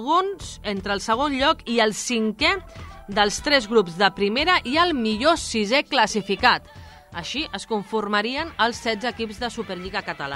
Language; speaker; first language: Catalan; native; Catalan